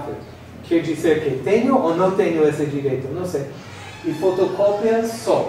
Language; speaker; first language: Portuguese; non-native, learner; English